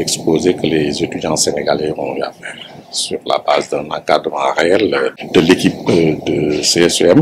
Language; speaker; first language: French; non-native, local second language; Wolof